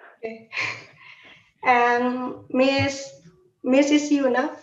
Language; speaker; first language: English; non-native, learner; Indonesian